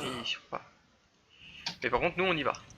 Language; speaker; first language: French; native; French